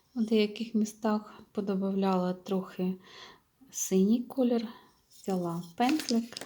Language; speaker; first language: Ukrainian; non-native, local second language; Russian